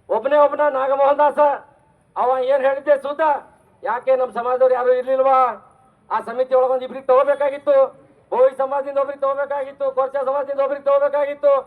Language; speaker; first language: Kannada; non-native, local second language; Lambadi